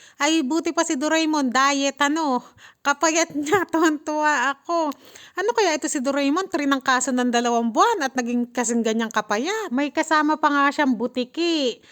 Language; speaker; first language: Filipino; native; Filipino